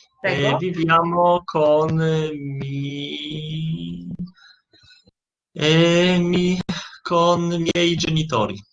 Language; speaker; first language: Italian; non-native, learner; Polish